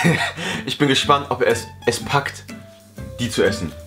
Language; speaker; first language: German; native; German